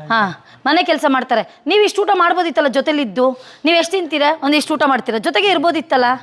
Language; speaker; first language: Kannada; native; Kannada